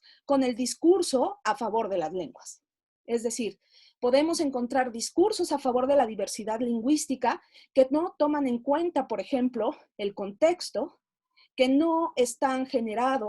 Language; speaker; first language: Spanish; native; Spanish